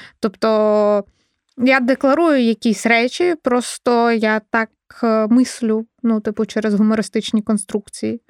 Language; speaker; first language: Ukrainian; non-native, local second language; Russian